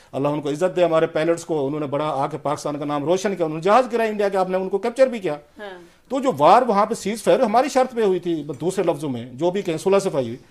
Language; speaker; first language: Hindi; native; Hindi